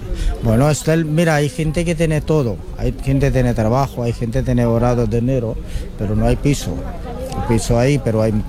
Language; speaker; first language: Spanish; non-native, learner; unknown